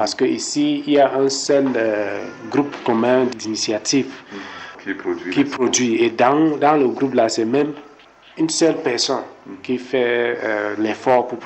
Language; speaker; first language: French; non-native, local second language; English